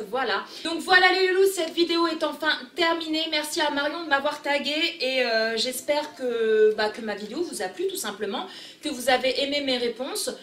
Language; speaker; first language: French; early bilingual, other home language; Portuguese